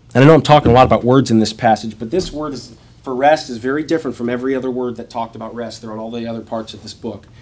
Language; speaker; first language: English; native; English